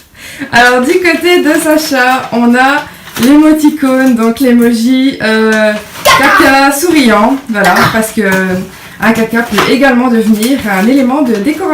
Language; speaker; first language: French; native; French